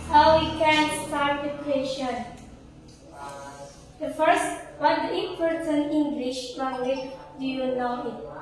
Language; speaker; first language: English; non-native, learner; Indonesian